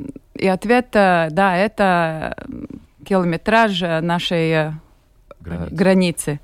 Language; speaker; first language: Russian; non-native, local second language; Latvian